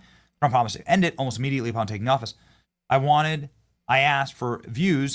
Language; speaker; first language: English; native; English